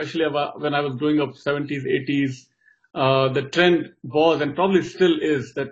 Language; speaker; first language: English; non-native, local second language; Hindi